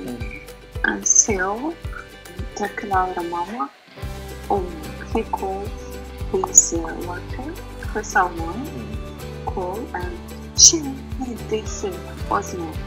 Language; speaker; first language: English; non-native, learner; Russian